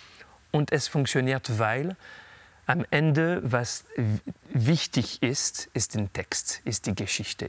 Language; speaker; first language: German; non-native, learner; French